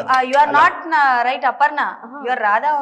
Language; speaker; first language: Telugu; native; Telugu